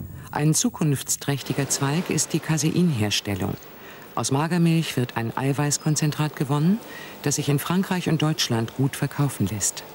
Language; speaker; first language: German; native; German